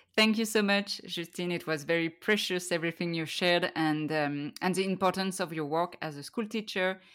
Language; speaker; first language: English; non-native, fluent; French